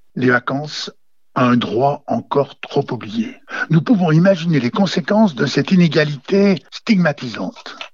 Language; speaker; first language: French; native; French